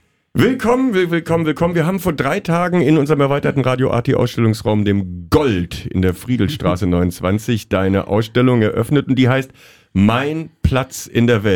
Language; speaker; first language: German; native; German